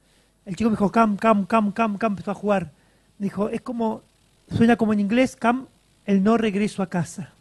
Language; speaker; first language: Spanish; native; Spanish